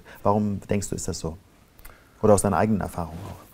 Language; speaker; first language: German; native; German